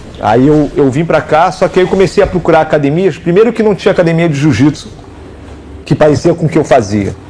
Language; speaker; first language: Portuguese; early bilingual, other home language; Japanese